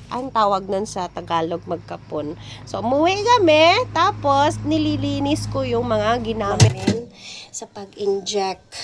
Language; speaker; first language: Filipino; non-native, local second language; Cebuano